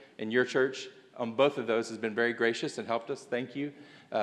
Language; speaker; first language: English; native; English